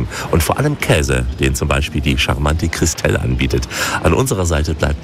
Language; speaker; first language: German; native; German